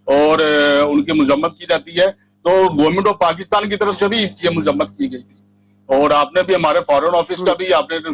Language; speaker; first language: Urdu; non-native, local second language; Punjabi